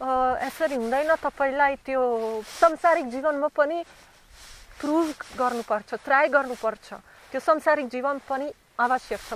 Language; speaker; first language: Nepali; non-native, learner; Slovak